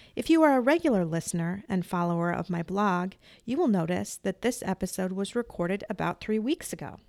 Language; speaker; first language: English; native; English